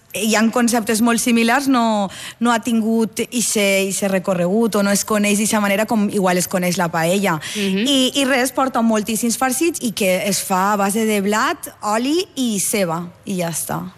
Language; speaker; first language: Catalan; native; Catalan